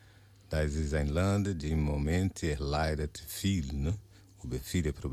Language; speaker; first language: German; non-native, learner; Portuguese